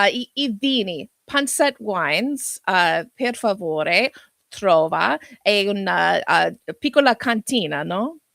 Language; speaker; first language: Italian; non-native, learner; English